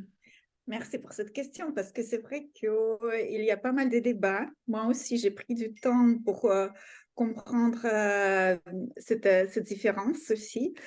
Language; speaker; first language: French; non-native, fluent; Russian